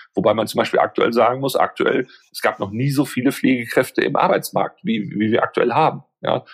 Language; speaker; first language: German; native; German